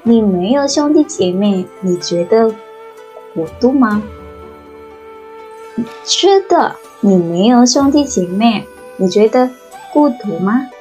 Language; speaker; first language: Chinese; non-native, fluent; Indonesian